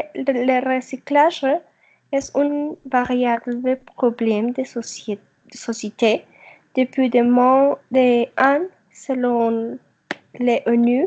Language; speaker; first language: French; non-native, learner; Spanish